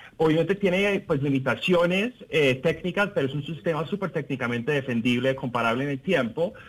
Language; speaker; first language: Spanish; non-native, fluent; English